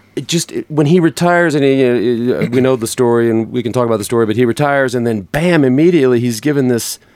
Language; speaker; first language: English; native; English